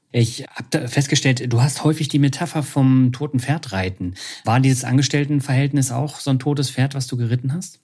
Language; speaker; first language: German; native; German